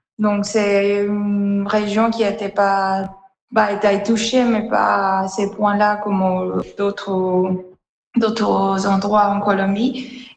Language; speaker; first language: French; non-native, fluent; Spanish